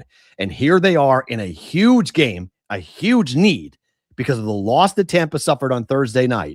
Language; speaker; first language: English; native; English